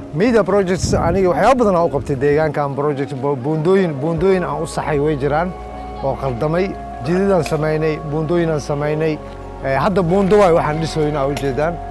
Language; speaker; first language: Somali; non-native, local second language; Maay